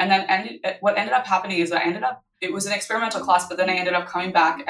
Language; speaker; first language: English; native; English